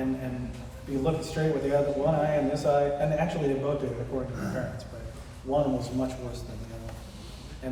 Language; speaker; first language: English; native; English